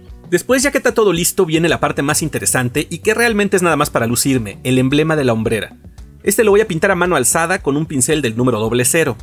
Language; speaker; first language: Spanish; native; Spanish